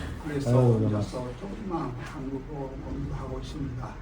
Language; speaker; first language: Korean; non-native, learner; Japanese